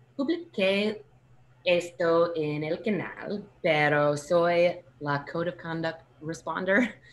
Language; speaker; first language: Spanish; non-native, learner; English